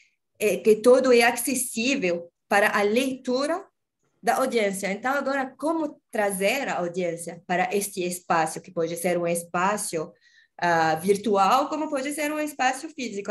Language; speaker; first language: Portuguese; non-native, learner; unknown